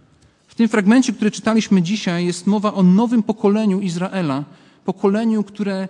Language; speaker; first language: Polish; native; Polish